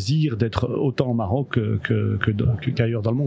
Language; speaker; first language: French; early bilingual, other home language; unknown